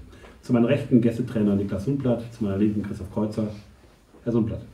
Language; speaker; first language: German; native; German